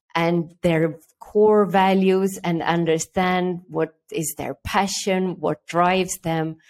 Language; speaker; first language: English; early bilingual, other home language; Estonian